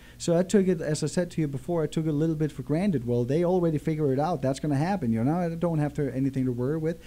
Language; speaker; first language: English; non-native, fluent; Danish